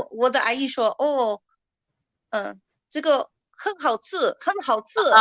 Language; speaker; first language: Chinese; non-native, learner; English